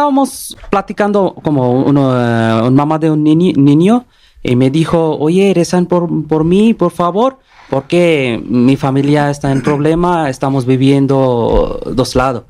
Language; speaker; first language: Spanish; non-native, learner; Bangla